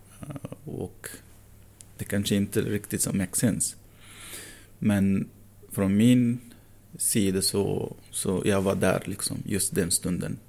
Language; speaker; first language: Swedish; non-native, fluent; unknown